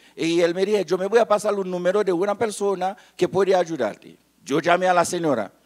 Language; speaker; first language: Spanish; non-native, fluent; Haitian Creole